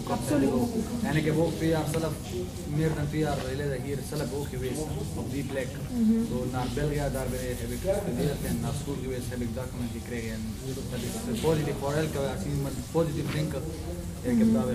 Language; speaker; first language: Dutch; non-native, learner; Pashto